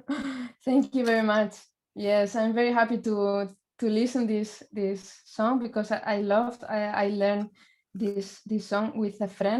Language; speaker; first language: English; non-native, learner; Spanish